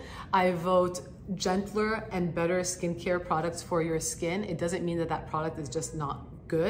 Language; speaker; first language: English; native; English